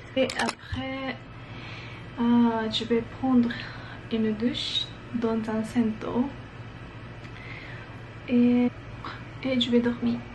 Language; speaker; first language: French; non-native, learner; Japanese